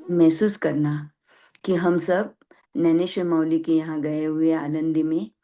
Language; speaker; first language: Hindi; non-native, local second language; Marathi